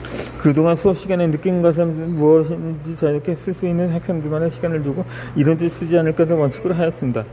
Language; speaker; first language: Korean; native; Korean